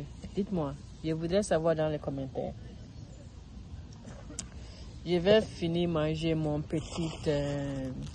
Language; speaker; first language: French; non-native, learner; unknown